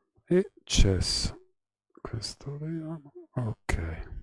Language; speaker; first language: Italian; native; Italian